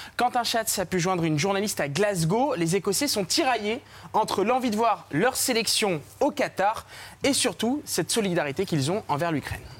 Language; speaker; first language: French; non-native, fluent; English